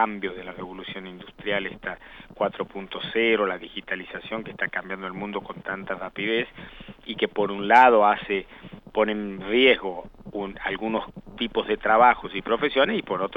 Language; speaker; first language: Spanish; native; Spanish